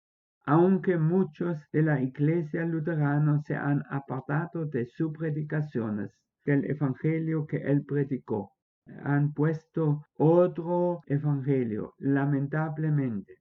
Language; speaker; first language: Spanish; non-native, fluent; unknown